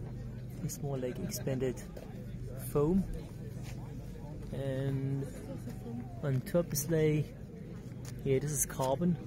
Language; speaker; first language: English; non-native, fluent; German